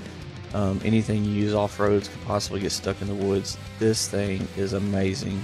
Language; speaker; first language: English; native; English